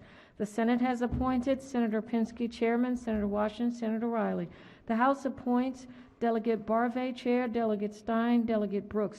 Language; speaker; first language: English; native; English